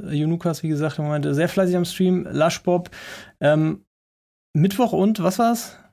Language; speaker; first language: German; native; German